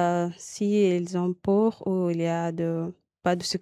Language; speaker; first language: French; non-native, learner; Arabic